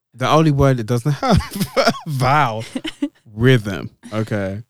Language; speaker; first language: English; native; English